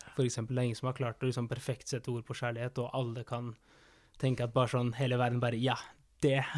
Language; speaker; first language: Norwegian; early bilingual, other home language; Spanish